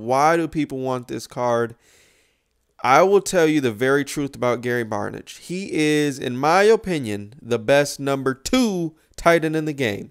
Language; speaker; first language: English; native; English